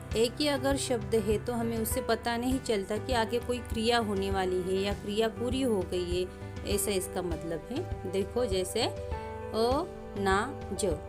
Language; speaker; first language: Hindi; non-native, local second language; Marathi